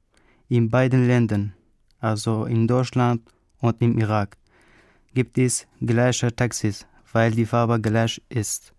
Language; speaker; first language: German; non-native, learner; Arabic